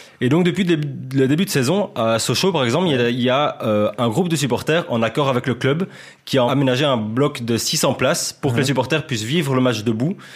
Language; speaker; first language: French; native; French